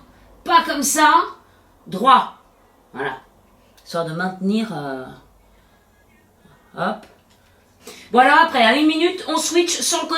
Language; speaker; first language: French; native; French